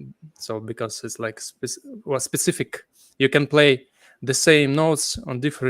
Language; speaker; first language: English; non-native, fluent; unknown